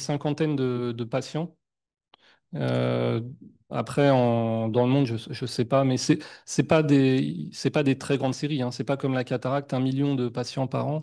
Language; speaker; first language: French; native; French